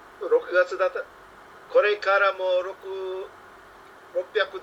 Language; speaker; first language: Japanese; non-native, learner; English